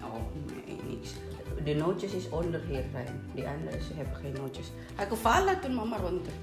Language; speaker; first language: Dutch; non-native, learner; Indonesian